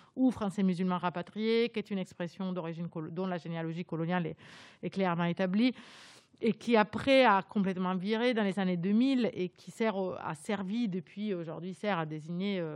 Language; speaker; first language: French; non-native, fluent; Italian